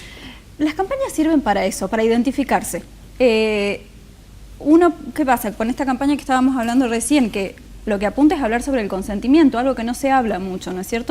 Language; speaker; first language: Spanish; native; Spanish